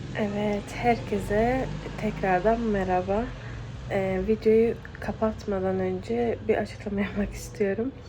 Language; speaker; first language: Turkish; early bilingual, heritage; Turkish